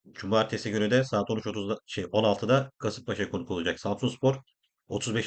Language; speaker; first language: Turkish; native; Turkish